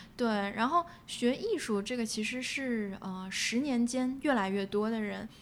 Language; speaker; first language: Chinese; native; Chinese